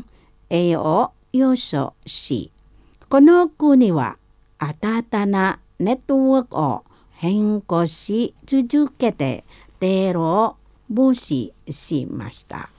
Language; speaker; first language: Japanese; non-native, learner; Indonesian